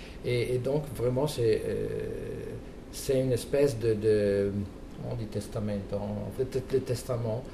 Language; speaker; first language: French; non-native, fluent; Italian